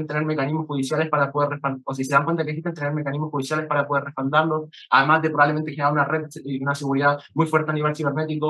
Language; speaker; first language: Spanish; native; Spanish